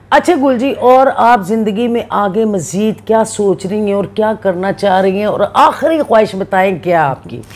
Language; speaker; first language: Urdu; non-native, local second language; Punjabi